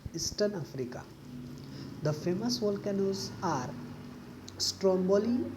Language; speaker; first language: English; non-native, local second language; Marathi